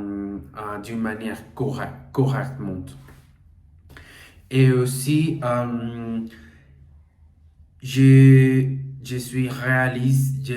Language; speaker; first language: French; non-native, learner; Portuguese